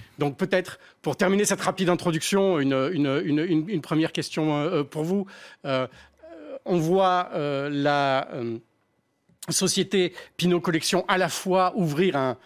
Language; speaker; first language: French; native; French